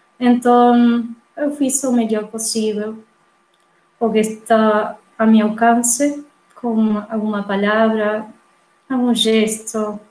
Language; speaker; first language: Portuguese; non-native, fluent; Spanish